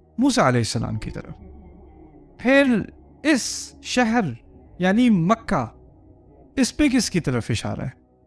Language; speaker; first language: Urdu; early bilingual, heritage; Urdu